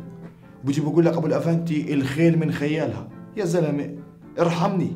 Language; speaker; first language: Arabic; native; Arabic